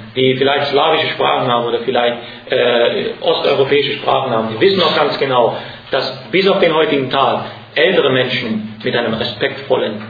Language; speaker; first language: German; non-native, fluent; Hungarian